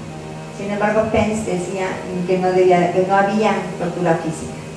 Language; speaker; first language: Spanish; native; Spanish